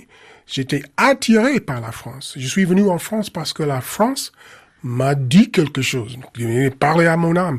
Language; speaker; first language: French; non-native, fluent; English